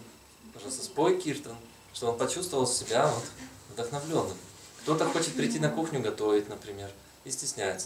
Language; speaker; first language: Russian; native; Russian